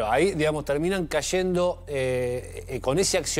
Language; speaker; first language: Spanish; native; Spanish